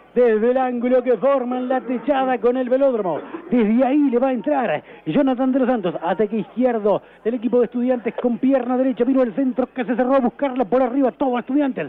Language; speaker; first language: Spanish; native; Spanish